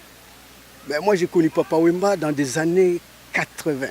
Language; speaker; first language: French; non-native, local second language; Lingala